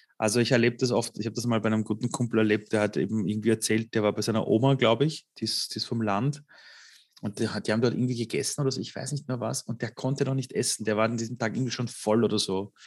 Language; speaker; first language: German; early bilingual, other home language; Persian